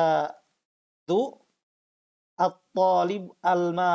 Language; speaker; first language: Arabic; non-native, fluent; Indonesian